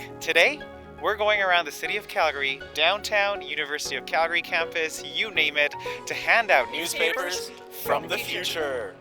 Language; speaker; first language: English; native; English